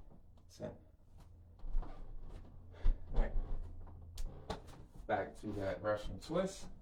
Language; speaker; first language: English; native; English